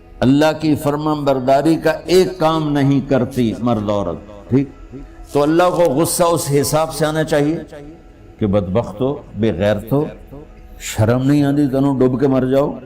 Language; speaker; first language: Urdu; non-native, local second language; Punjabi